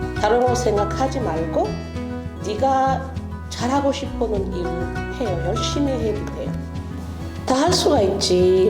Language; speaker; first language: Korean; non-native, learner; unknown